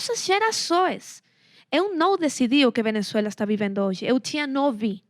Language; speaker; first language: Portuguese; non-native, fluent; Spanish